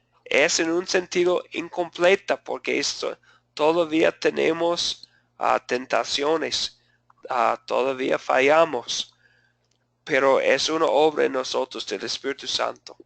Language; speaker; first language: Spanish; non-native, fluent; English